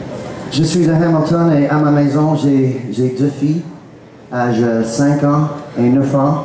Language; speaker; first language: French; non-native, learner; English